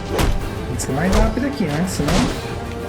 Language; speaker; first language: Portuguese; native; Portuguese